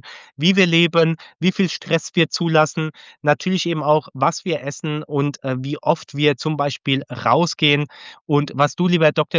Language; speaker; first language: German; native; German